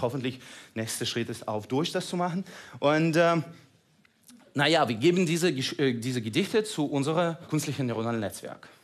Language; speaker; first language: German; non-native, fluent; Russian